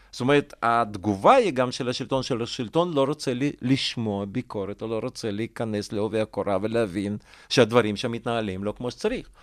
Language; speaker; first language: Hebrew; non-native, fluent; Russian